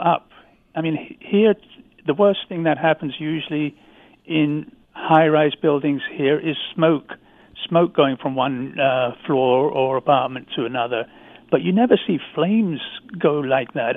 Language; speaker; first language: English; native; English